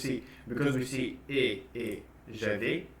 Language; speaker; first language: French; non-native, learner; Russian